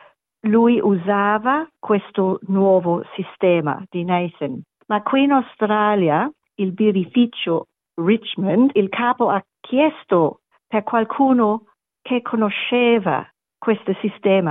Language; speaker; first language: Italian; non-native, learner; German